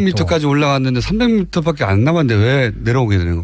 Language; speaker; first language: Korean; native; Korean